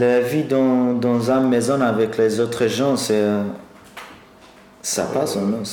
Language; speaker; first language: French; non-native, learner; Persian